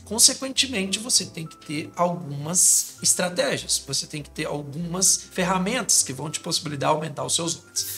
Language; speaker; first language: Portuguese; native; Portuguese